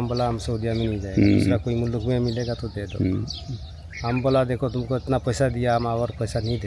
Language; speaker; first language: Hindi; non-native, fluent; Pashto